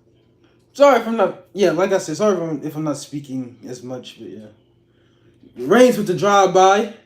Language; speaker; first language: English; native; English